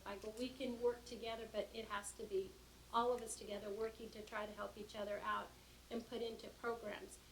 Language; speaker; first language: English; native; English